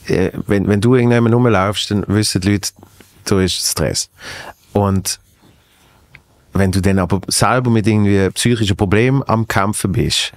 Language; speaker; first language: German; native; German